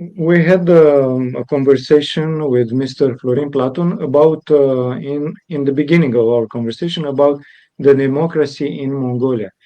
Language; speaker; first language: English; non-native, fluent; Romanian